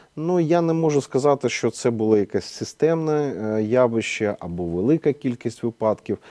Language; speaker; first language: Ukrainian; native; Ukrainian